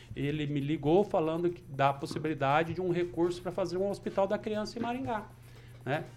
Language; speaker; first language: Portuguese; native; Portuguese